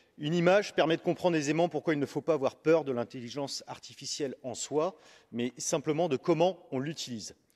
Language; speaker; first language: French; native; French